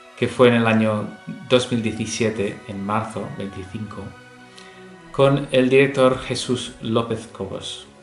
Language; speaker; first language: Spanish; early bilingual, heritage; English